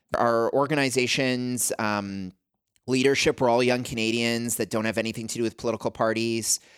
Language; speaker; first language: English; native; English